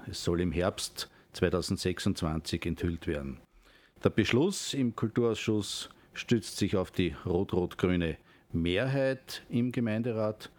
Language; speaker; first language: German; native; German